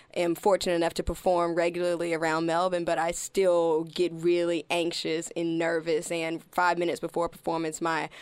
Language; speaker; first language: English; native; English